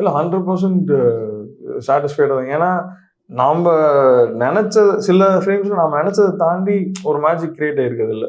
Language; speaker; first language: Tamil; native; Tamil